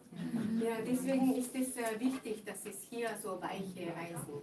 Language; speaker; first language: German; non-native, fluent; Japanese